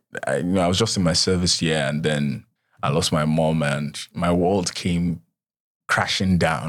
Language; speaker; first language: English; non-native, local second language; Yoruba